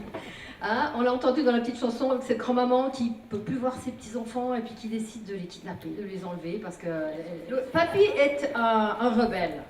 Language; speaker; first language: French; native; French